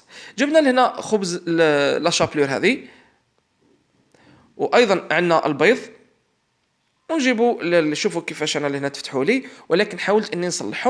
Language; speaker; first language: Arabic; native; Arabic